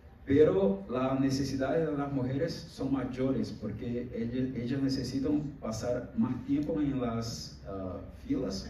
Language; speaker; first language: Spanish; non-native, fluent; Portuguese